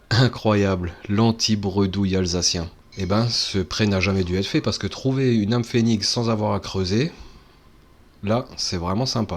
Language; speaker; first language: French; native; French